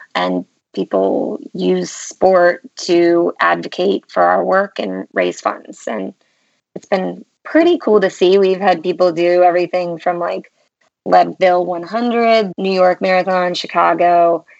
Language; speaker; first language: English; native; English